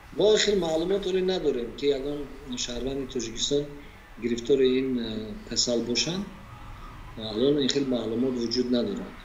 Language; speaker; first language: Tajik; native; Tajik